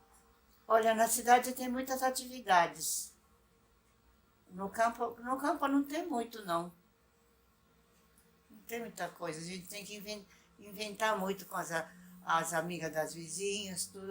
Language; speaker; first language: Portuguese; non-native, local second language; Japanese